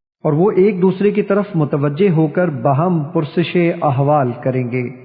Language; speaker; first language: Urdu; native; Urdu